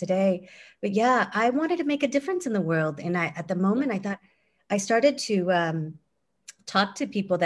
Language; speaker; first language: English; native; English